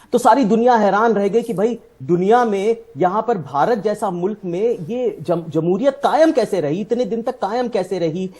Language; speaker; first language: Hindi; native; Hindi